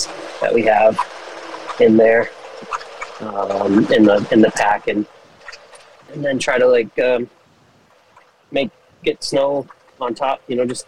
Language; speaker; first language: English; native; English